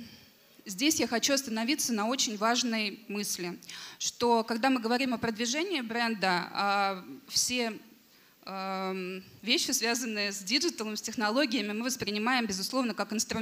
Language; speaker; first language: Russian; native; Russian